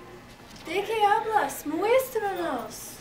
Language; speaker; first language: Spanish; non-native, learner; English